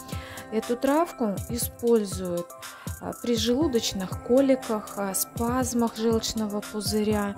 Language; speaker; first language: Russian; native; Russian